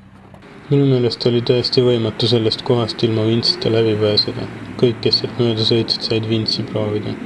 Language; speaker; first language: Estonian; native; Estonian